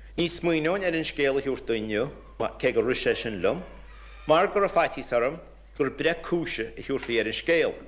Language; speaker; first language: Irish; native; Irish